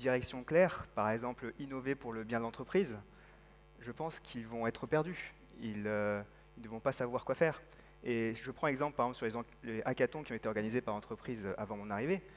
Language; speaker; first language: French; native; French